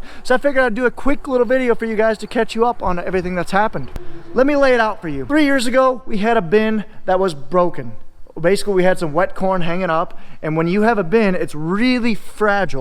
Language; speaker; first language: English; native; English